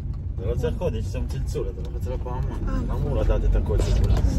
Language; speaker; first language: Hebrew; native; Hebrew